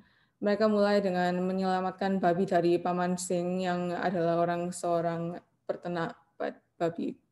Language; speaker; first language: Indonesian; non-native, learner; English